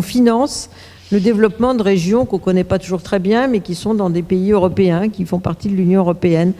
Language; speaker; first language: French; native; French